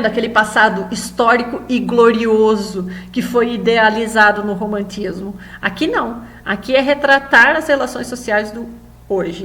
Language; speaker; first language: Portuguese; native; Portuguese